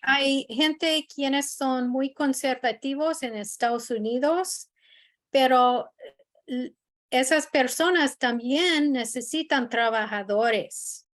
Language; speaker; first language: Spanish; non-native, learner; English